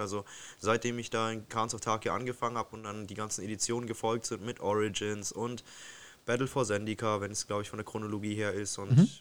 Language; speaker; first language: German; native; German